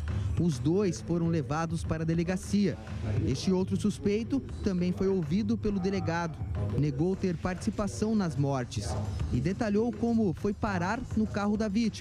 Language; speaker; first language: Portuguese; native; Portuguese